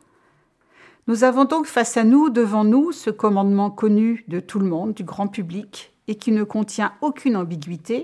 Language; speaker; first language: French; native; French